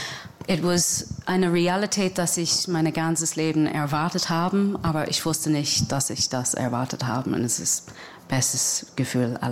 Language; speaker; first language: German; non-native, fluent; English